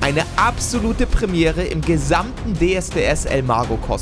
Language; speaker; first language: German; native; German